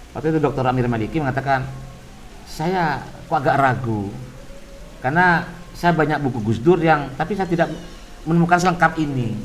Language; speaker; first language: Indonesian; non-native, local second language; Madurese